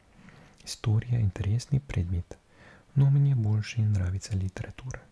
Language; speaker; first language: Russian; non-native, learner; English